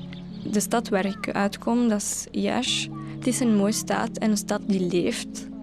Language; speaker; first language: Dutch; early bilingual, other home language; Romanian